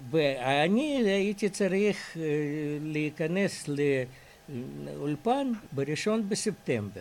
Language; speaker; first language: Hebrew; non-native, fluent; Russian